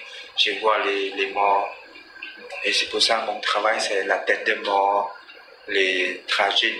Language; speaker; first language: French; non-native, learner; Khmer